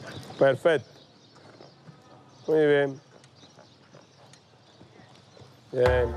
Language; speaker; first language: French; non-native, fluent; Spanish